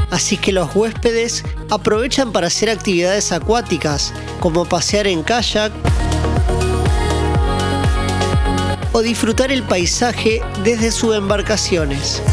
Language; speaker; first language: Spanish; native; Spanish